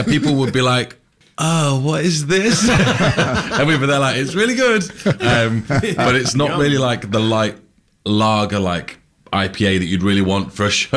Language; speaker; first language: English; native; English